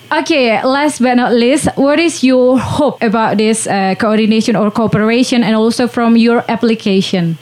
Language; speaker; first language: English; non-native, learner; Indonesian